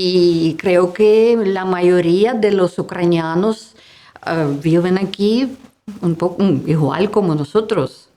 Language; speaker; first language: Spanish; non-native, learner; Russian